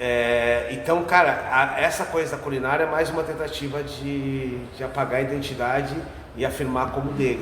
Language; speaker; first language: Portuguese; early bilingual, other home language; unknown